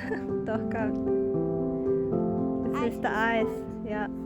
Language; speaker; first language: German; non-native, learner; Japanese